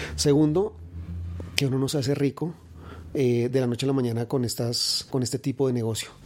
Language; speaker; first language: Spanish; native; Spanish